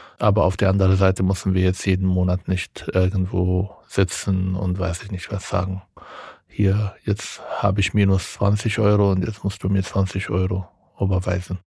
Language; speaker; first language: German; non-native, fluent; Arabic